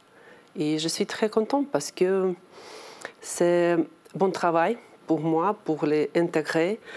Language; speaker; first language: French; non-native, learner; Ukrainian